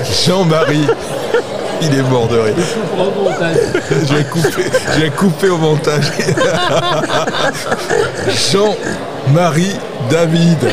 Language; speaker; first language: French; native; French